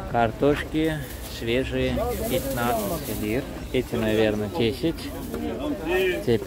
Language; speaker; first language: Russian; non-native, fluent; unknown